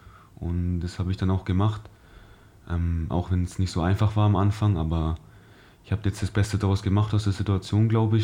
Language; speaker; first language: German; native; German